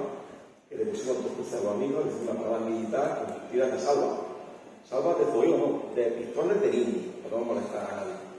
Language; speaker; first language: Spanish; native; Spanish